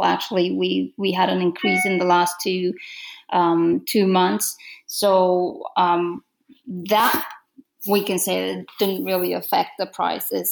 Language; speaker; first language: English; non-native, fluent; Romanian